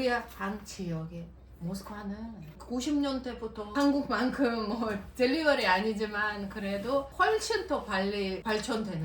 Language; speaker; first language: Korean; non-native, fluent; Russian